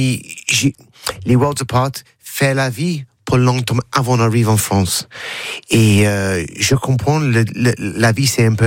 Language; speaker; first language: French; non-native, learner; English